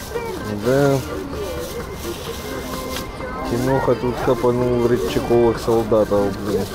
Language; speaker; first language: Russian; native; Russian